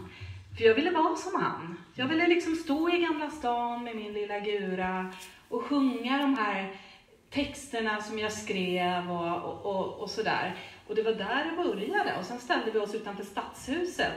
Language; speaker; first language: Swedish; native; Swedish